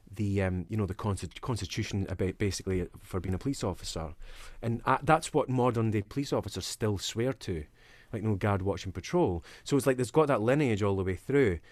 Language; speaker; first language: English; native; English